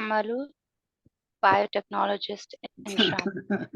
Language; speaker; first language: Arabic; non-native, learner; Urdu